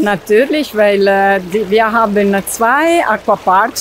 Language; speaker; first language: German; non-native, learner; Italian